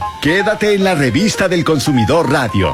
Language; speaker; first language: Spanish; native; Spanish